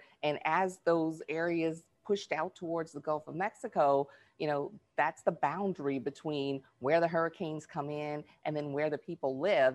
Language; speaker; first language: English; native; English